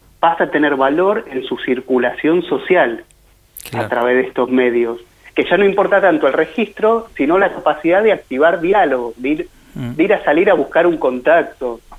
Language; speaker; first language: Spanish; native; Spanish